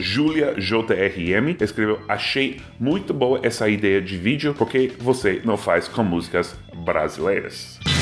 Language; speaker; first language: Portuguese; non-native, fluent; English